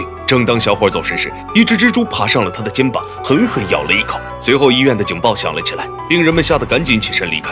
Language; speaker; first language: Chinese; native; Chinese